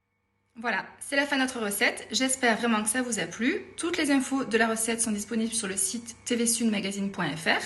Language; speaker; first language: French; native; French